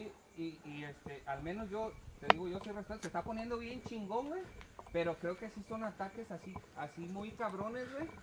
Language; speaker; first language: Spanish; native; Spanish